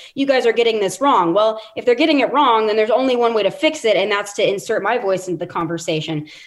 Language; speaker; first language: English; native; English